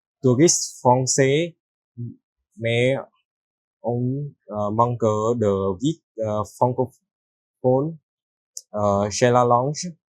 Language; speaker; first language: French; non-native, learner; Vietnamese